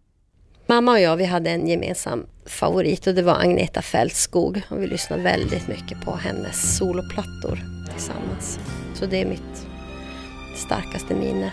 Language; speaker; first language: Swedish; native; Swedish